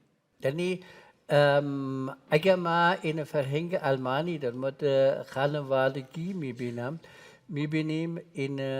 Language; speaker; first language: Persian; non-native, learner; German